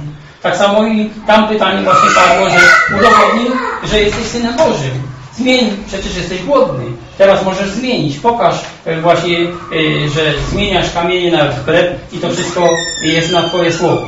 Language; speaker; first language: Polish; native; Polish